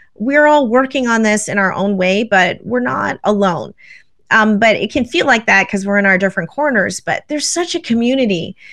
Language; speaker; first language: English; native; English